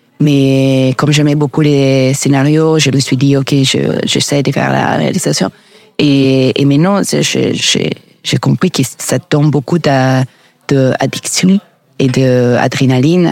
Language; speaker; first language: French; non-native, learner; Italian